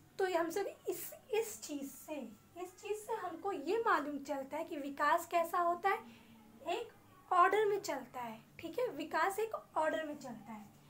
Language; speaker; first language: Hindi; native; Hindi